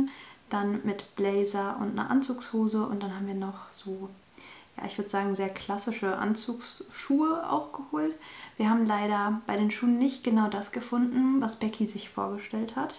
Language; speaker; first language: German; native; German